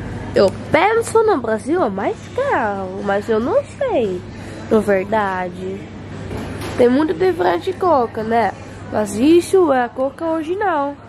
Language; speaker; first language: Portuguese; non-native, learner; Dutch